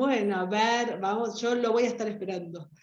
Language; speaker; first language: Spanish; native; Spanish